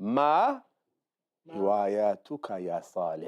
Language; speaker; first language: Arabic; non-native, fluent; English